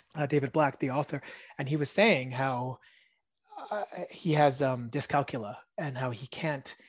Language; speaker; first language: English; early bilingual, other home language; Hebrew